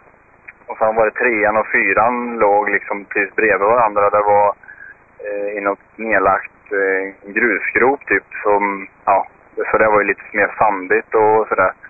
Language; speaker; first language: Swedish; native; Swedish